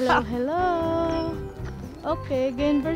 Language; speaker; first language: German; non-native, learner; Filipino